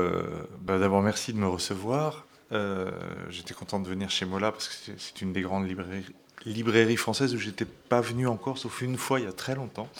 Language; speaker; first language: French; native; French